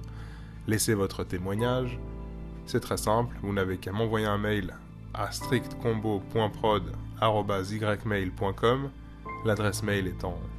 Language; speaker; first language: French; native; French